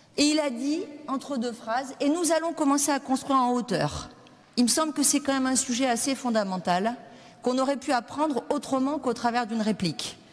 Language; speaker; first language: French; native; French